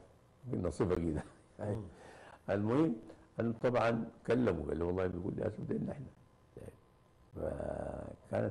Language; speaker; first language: Arabic; native; Arabic